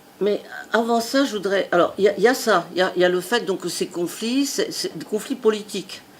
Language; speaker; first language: French; non-native, fluent; Italian